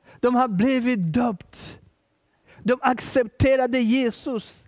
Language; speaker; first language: Swedish; non-native, fluent; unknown